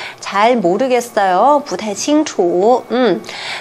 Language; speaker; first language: Korean; non-native, fluent; Chinese